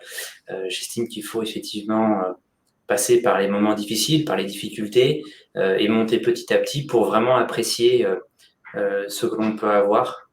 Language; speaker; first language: French; native; French